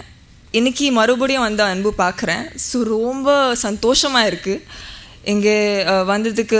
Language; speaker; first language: Tamil; non-native, fluent; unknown